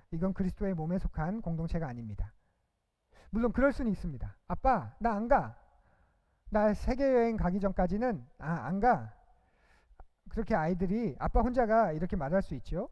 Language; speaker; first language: Korean; native; Korean